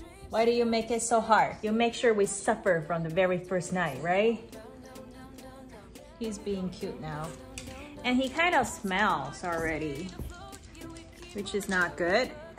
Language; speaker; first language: English; non-native, fluent; Chinese